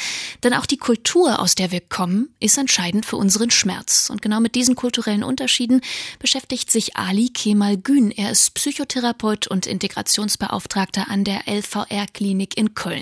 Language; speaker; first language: German; native; German